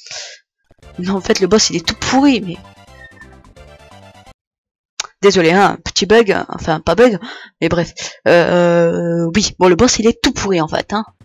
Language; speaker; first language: French; native; French